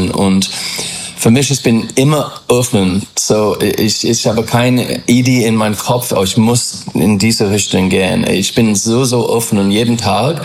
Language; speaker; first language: German; non-native, fluent; English